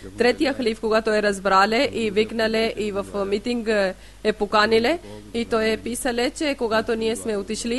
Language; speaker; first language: Bulgarian; non-native, learner; Urdu